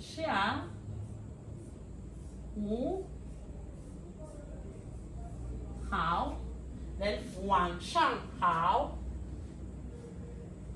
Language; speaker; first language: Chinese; non-native, learner; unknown